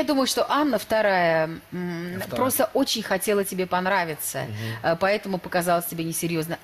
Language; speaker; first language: Russian; native; Russian